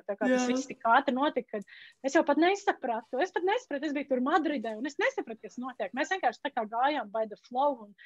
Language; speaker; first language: Latvian; native; Latvian